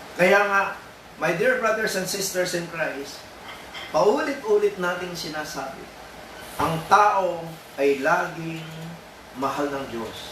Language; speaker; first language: Filipino; native; Filipino